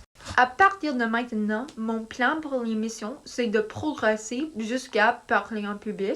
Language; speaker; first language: French; non-native, learner; English